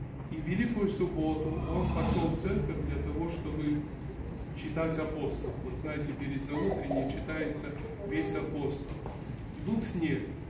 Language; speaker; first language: Russian; early bilingual, heritage; Russian